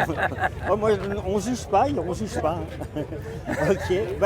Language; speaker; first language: French; native; French